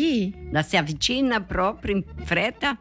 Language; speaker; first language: Italian; early bilingual, heritage; Portuguese